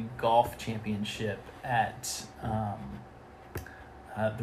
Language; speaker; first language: English; native; English